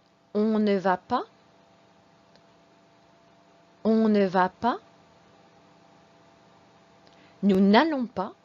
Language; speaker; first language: French; non-native, fluent; English